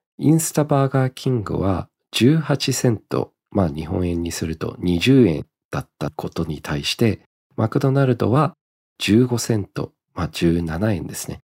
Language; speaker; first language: Japanese; early bilingual, heritage; Japanese